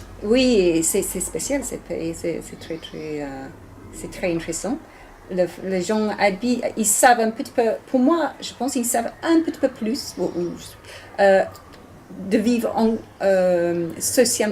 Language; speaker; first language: French; non-native, learner; English